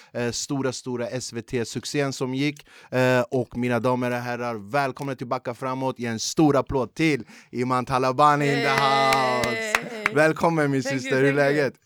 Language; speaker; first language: Swedish; early bilingual, other home language; Kurdish